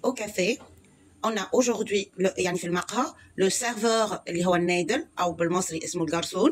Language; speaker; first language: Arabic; native; Arabic